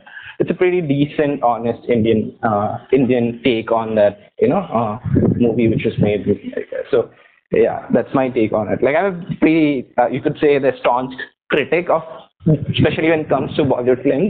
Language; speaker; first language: English; non-native, local second language; Bangla